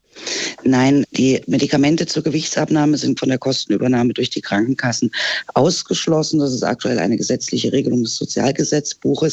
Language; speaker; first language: German; native; German